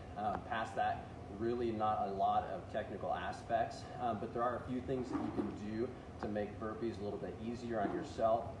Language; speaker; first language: English; native; English